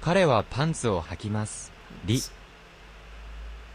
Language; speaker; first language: Japanese; non-native, learner; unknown